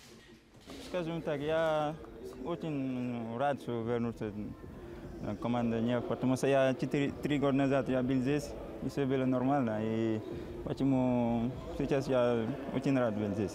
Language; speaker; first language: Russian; non-native, learner; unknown